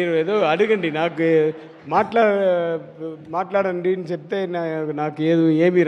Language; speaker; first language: Telugu; non-native, learner; Tamil